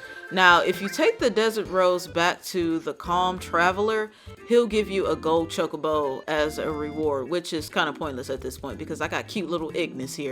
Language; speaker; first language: English; native; English